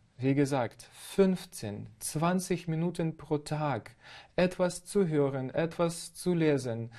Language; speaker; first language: German; non-native, fluent; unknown